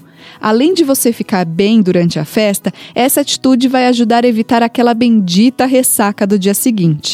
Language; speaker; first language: Portuguese; native; Portuguese